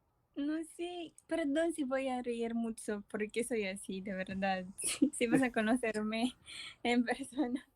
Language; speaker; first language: Spanish; non-native, learner; Filipino